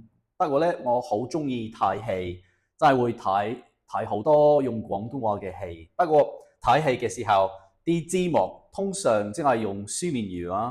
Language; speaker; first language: Cantonese; non-native, fluent; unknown